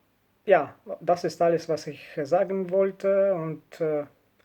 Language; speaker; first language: German; non-native, learner; Russian